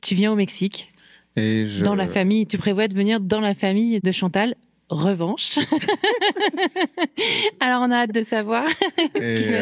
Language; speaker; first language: French; native; French